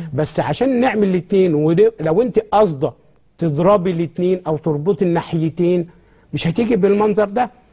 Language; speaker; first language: Egyptian Arabic; native; Egyptian Arabic